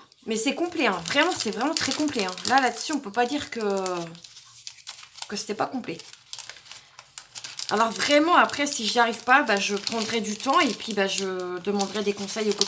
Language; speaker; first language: French; native; French